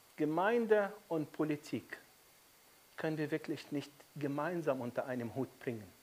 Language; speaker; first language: German; non-native, fluent; Arabic